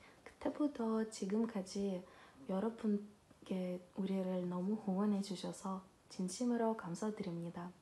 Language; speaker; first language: Korean; non-native, learner; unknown